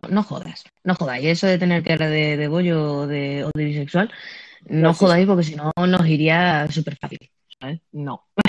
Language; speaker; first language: Spanish; native; Spanish